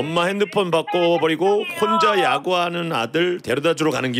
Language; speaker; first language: Korean; native; Korean